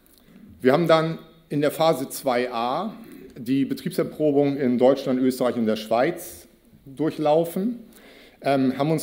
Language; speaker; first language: German; native; German